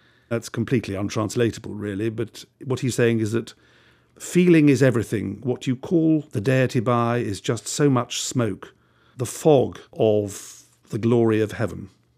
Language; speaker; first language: English; native; English